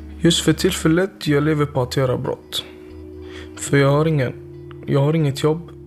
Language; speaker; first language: Swedish; early bilingual, other home language; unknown